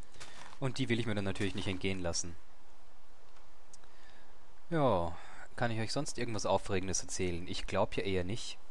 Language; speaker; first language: German; native; German